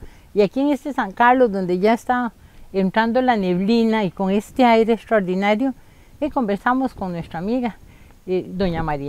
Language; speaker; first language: Spanish; native; Spanish